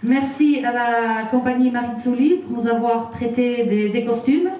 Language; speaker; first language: French; native; French